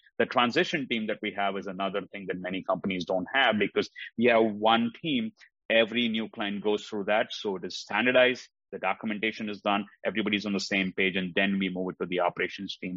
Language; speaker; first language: English; non-native, local second language; Tamil